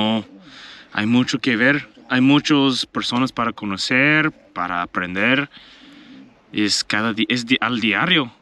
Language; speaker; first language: Spanish; non-native, learner; English